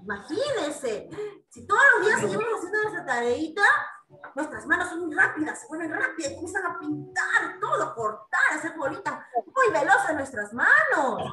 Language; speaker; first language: Spanish; native; Spanish